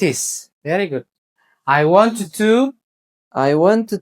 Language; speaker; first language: English; non-native, fluent; Tigrinya